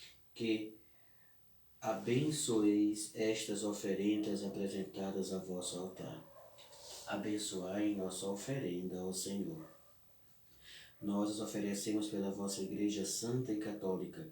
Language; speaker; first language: Portuguese; native; Portuguese